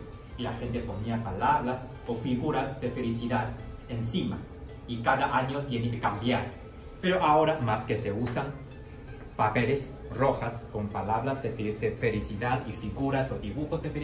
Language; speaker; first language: Spanish; non-native, fluent; Chinese